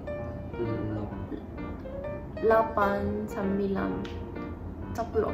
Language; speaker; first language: Malay; non-native, learner; Japanese